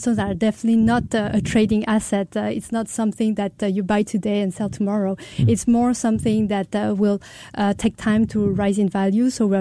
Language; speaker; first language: English; non-native, fluent; French